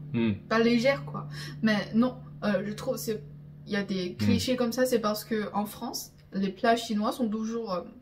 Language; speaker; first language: French; non-native, fluent; Chinese